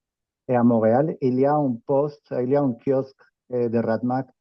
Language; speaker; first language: French; non-native, fluent; Spanish